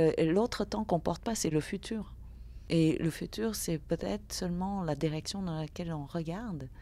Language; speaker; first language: French; early bilingual, other home language; Vietnamese